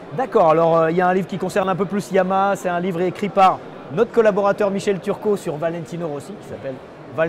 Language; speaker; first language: French; native; French